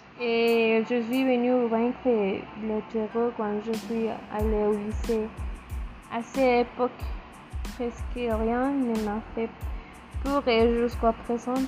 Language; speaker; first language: French; non-native, learner; Spanish